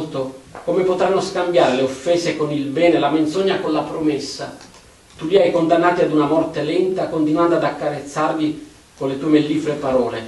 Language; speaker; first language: Italian; native; Italian